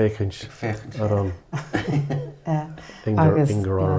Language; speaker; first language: Irish; non-native, learner; English